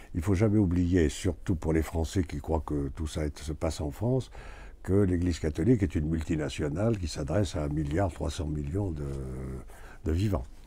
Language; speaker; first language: French; native; French